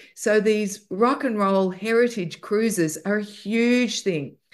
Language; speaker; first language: English; native; English